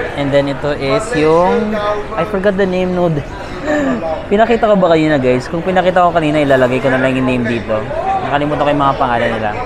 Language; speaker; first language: Filipino; native; Filipino